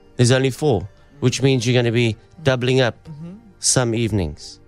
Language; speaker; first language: English; native; English